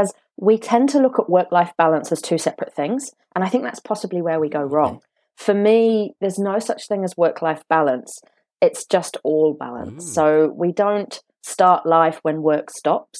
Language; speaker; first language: English; native; English